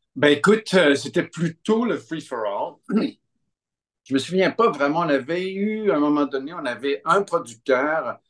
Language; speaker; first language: French; native; French